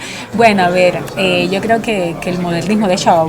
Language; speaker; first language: Spanish; native; Spanish